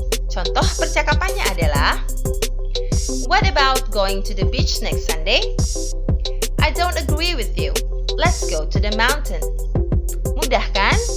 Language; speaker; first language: English; non-native, fluent; Indonesian